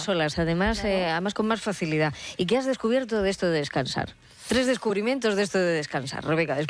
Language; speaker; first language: Spanish; native; Spanish